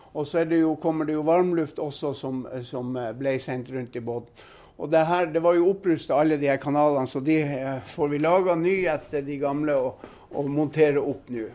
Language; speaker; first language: Norwegian; native; Norwegian